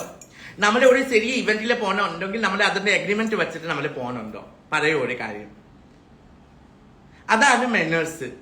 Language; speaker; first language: Malayalam; non-native, learner; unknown